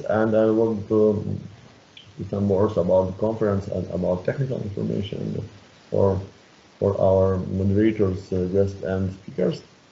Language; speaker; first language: English; non-native, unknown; Lithuanian